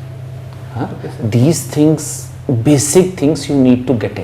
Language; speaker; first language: English; non-native, local second language; Hindi